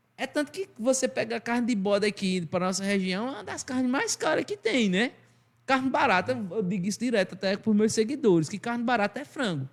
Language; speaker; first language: Portuguese; native; Portuguese